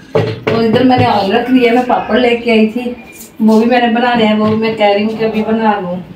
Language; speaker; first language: Urdu; non-native, local second language; Punjabi